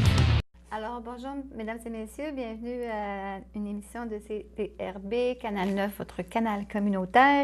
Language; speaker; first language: French; native; French